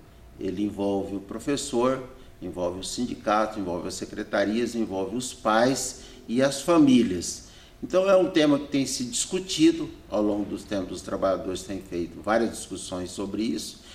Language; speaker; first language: Portuguese; native; Portuguese